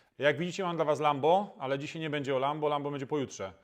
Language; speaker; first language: Polish; native; Polish